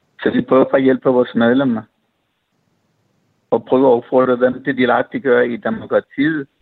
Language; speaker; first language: Danish; non-native, fluent; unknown